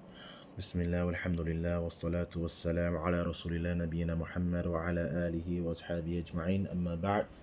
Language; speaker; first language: Arabic; non-native, fluent; English